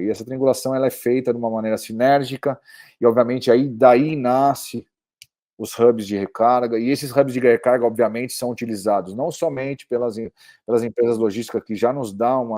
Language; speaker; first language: Portuguese; native; Portuguese